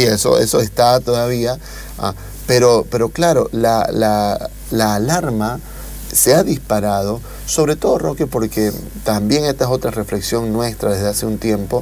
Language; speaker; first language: Spanish; native; Spanish